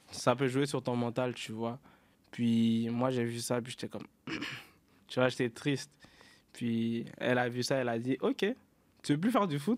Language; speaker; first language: French; native; French